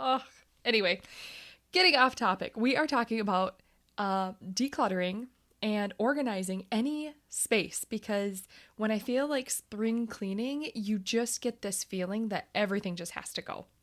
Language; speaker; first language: English; native; English